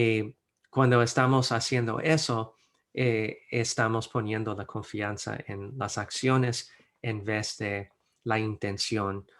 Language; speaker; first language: Spanish; non-native, fluent; English